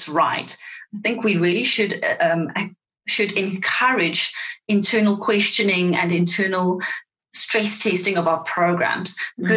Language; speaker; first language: English; non-native, local second language; Afrikaans